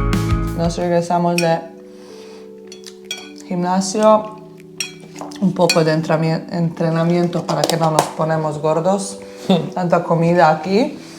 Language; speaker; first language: Spanish; non-native, learner; Bosnian